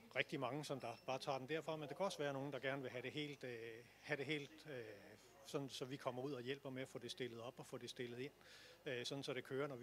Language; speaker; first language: Danish; native; Danish